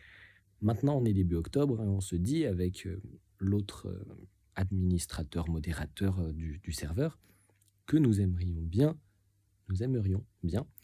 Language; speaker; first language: French; native; French